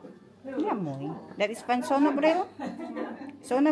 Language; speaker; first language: Dutch; non-native, learner; Filipino